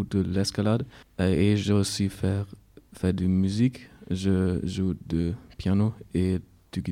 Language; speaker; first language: French; non-native, learner; German